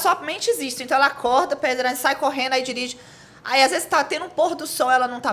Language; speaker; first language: Portuguese; native; Portuguese